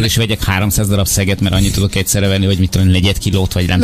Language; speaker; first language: Hungarian; native; Hungarian